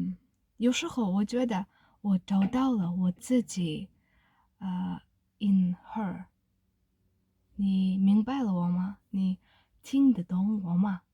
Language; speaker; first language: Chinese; non-native, learner; Kazakh